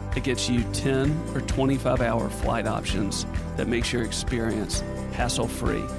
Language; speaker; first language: English; native; English